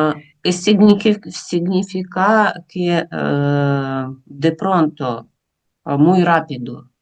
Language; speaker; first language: Spanish; non-native, learner; Russian